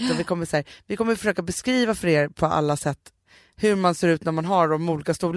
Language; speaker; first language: Swedish; native; Swedish